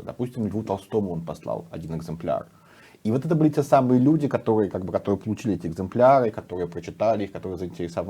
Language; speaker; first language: Russian; native; Russian